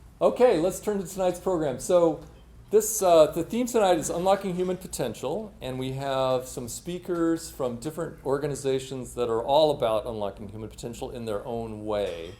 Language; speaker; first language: English; native; English